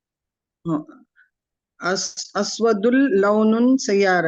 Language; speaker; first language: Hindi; native; Hindi